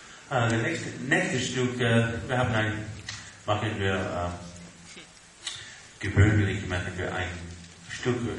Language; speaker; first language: German; non-native, learner; English